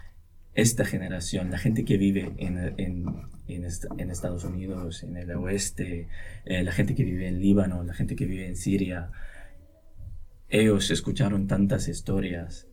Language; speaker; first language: Spanish; non-native, local second language; Arabic